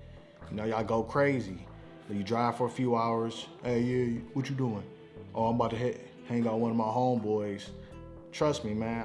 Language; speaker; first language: English; native; English